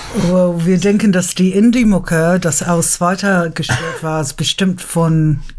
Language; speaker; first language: German; non-native, learner; English